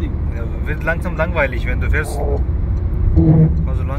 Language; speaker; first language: German; early bilingual, other home language; Turkish